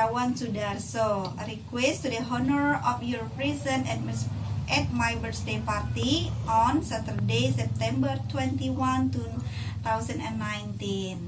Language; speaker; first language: English; non-native, learner; Indonesian